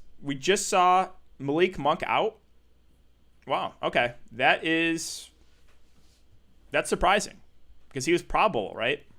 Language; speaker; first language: English; native; English